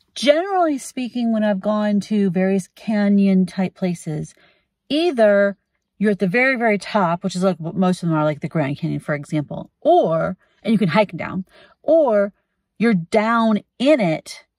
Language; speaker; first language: English; native; English